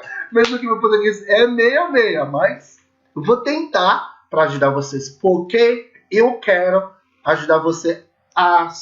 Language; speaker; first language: Portuguese; non-native, learner; English